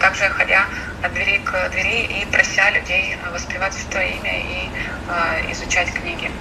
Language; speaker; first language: Russian; native; Russian